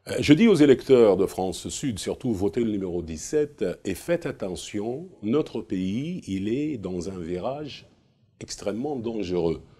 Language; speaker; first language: French; non-native, local second language; Arabic